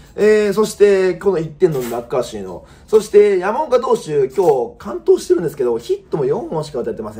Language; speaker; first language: Japanese; native; Japanese